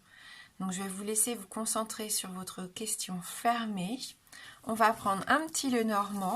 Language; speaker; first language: French; native; French